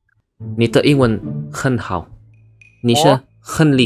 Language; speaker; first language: Chinese; non-native, learner; Indonesian